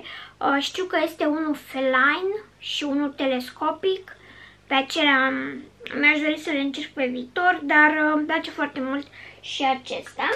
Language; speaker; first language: Romanian; native; Romanian